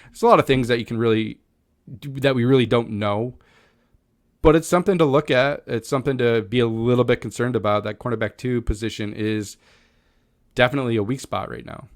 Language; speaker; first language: English; native; English